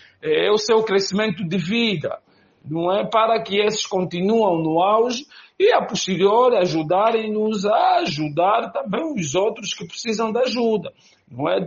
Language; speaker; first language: Portuguese; native; Portuguese